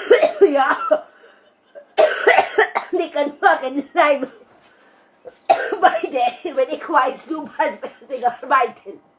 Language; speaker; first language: German; non-native, learner; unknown